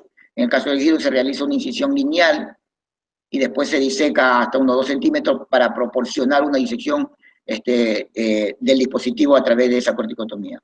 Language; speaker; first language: Spanish; native; Spanish